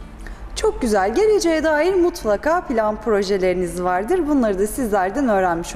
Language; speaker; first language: Turkish; native; Turkish